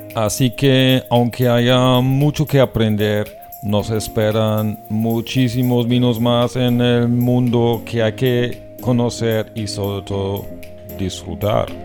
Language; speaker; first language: Spanish; non-native, fluent; German